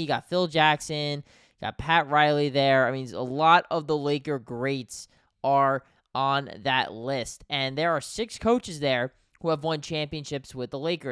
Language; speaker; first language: English; native; English